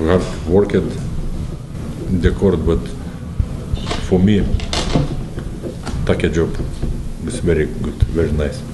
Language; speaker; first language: English; non-native, learner; Lithuanian